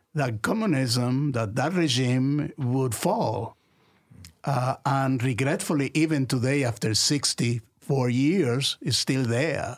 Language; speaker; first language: English; non-native, fluent; Spanish